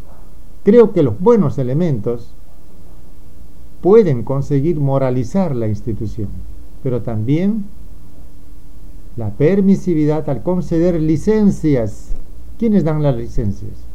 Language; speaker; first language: Spanish; native; Spanish